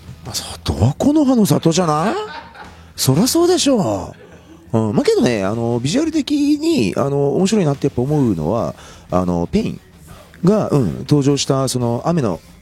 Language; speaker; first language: Japanese; native; Japanese